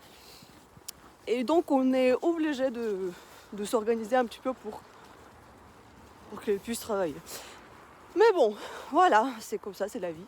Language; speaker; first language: French; non-native, fluent; Russian